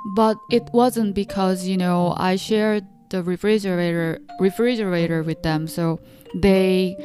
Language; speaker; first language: English; non-native, fluent; Korean